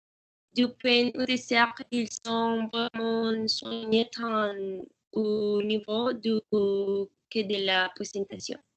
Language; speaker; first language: French; non-native, learner; Spanish